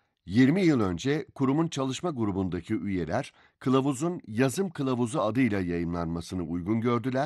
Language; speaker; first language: Turkish; native; Turkish